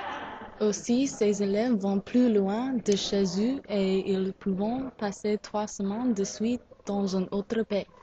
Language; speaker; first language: French; non-native, learner; English